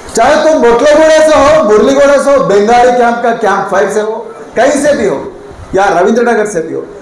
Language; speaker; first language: Hindi; non-native, local second language; Telugu